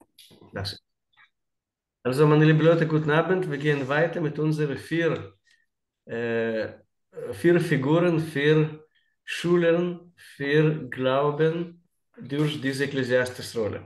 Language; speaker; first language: German; non-native, learner; Russian